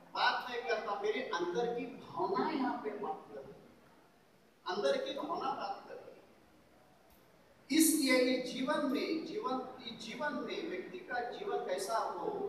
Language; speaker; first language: Hindi; non-native, local second language; Marathi